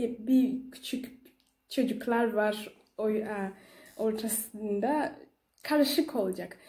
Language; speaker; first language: Turkish; non-native, learner; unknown